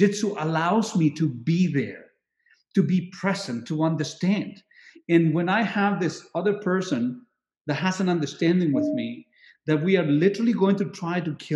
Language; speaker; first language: English; non-native, fluent; Spanish